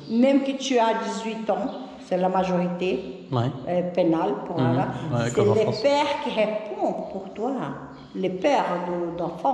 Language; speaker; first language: French; non-native, fluent; Portuguese